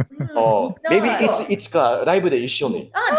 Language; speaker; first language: Japanese; non-native, fluent; English